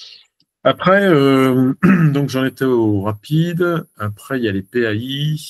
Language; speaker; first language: French; native; French